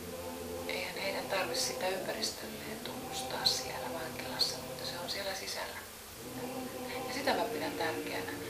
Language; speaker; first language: Finnish; native; Finnish